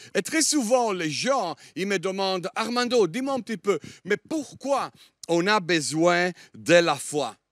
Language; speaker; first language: French; non-native, fluent; Italian